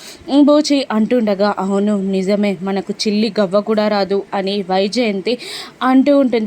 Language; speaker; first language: Telugu; native; Telugu